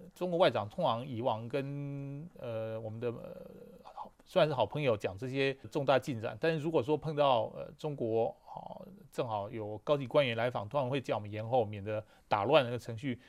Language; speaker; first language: Chinese; native; Chinese